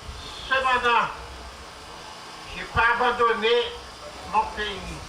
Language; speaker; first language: French; non-native, local second language; Haitian Creole